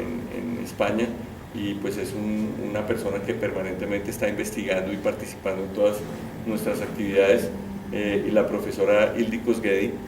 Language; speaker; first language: Spanish; native; Spanish